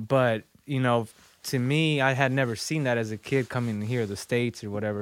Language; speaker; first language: English; early bilingual, other home language; Spanish